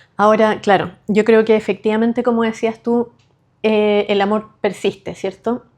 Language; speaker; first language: Spanish; native; Spanish